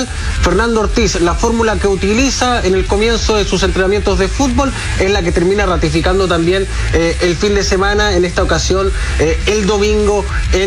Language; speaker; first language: Spanish; native; Spanish